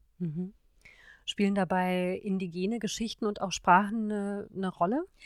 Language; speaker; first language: German; native; German